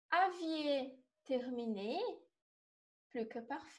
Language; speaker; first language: French; non-native, fluent; Portuguese